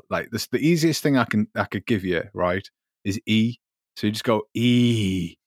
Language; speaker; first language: English; native; English